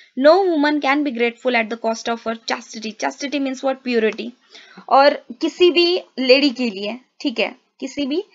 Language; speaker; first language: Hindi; non-native, local second language; Marathi